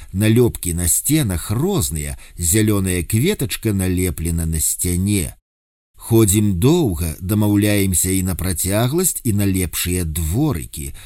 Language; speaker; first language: Belarusian; native; Belarusian